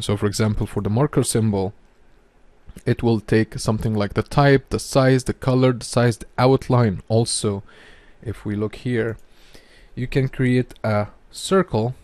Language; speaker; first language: English; non-native, fluent; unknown